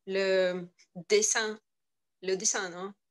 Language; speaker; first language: French; non-native, learner; Russian